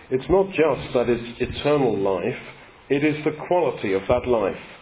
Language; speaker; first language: English; native; English